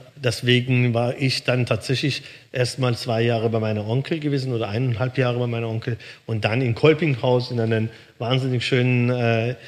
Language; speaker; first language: German; early bilingual, other home language; Persian